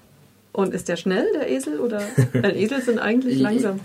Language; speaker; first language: German; native; German